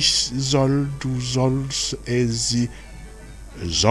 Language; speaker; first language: German; non-native, fluent; Rundi